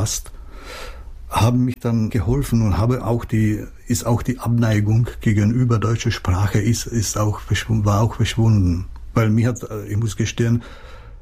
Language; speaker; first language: German; non-native, fluent; Czech